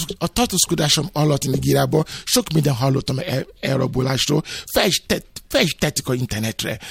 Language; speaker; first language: Hungarian; non-native, fluent; Yoruba